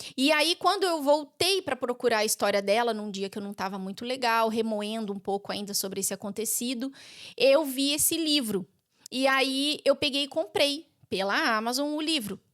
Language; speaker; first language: Portuguese; native; Portuguese